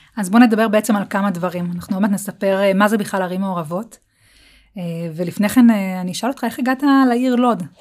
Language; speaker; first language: Hebrew; native; Hebrew